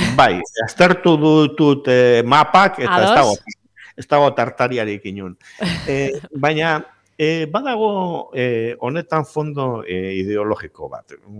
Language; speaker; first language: Basque; native; Basque